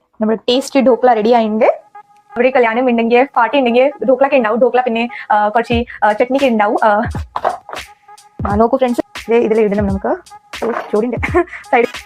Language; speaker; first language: Malayalam; non-native, learner; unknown